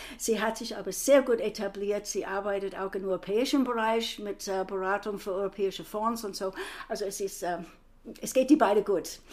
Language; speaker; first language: German; non-native, fluent; English